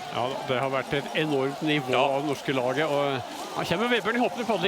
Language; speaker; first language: Norwegian; native; Norwegian